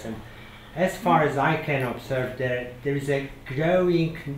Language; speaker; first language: English; non-native, fluent; Polish